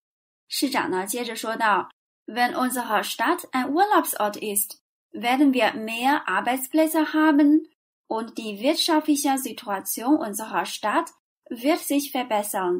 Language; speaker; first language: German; non-native, fluent; Chinese